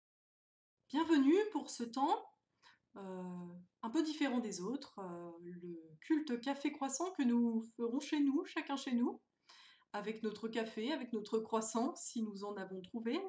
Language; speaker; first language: French; native; French